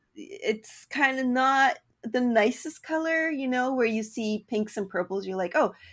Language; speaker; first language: English; native; English